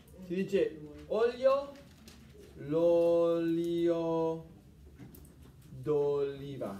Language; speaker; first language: Italian; non-native, learner; English